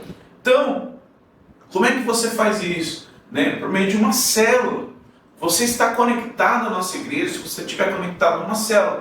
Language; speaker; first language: Portuguese; native; Portuguese